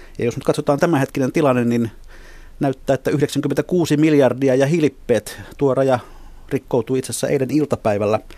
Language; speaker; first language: Finnish; native; Finnish